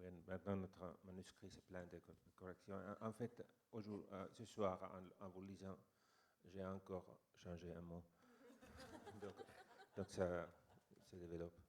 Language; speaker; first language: French; non-native, fluent; Finnish